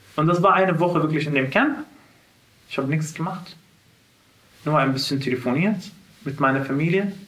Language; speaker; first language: German; non-native, fluent; Arabic